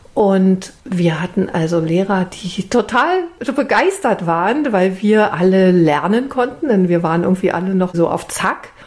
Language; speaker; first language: German; native; German